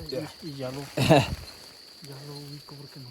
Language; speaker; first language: Spanish; native; Spanish